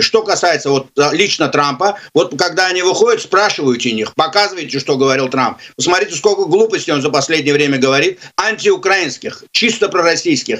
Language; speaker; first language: Russian; non-native, local second language; Azerbaijani